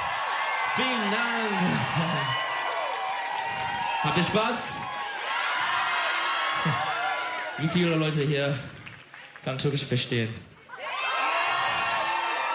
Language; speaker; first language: German; non-native, learner; Turkish